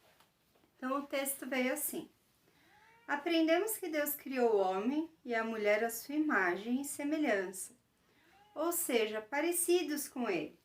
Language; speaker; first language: Portuguese; native; Portuguese